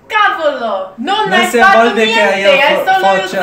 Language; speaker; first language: Italian; non-native, learner; English